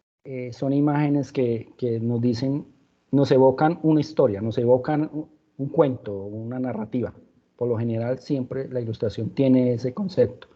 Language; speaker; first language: Spanish; native; Spanish